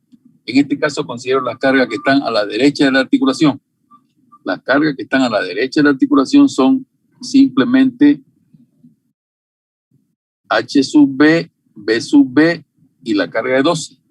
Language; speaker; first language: Spanish; native; Spanish